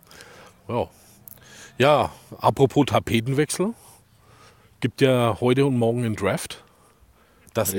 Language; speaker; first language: German; native; German